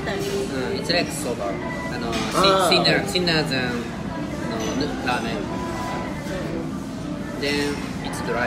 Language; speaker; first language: English; non-native, learner; Japanese